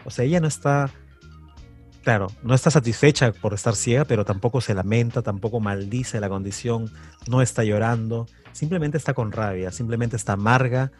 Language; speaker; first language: Spanish; native; Spanish